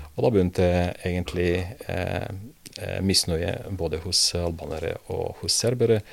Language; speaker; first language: Norwegian; non-native, fluent; Serbian